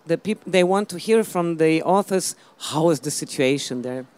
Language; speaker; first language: English; non-native, fluent; German